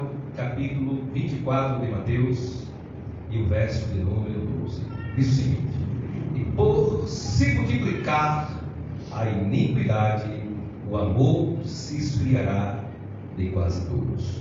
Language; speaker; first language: Portuguese; native; Portuguese